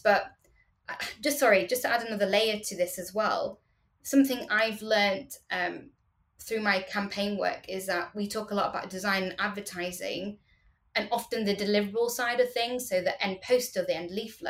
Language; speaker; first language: English; native; English